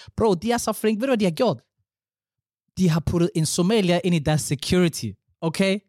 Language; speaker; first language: Danish; early bilingual, other home language; Somali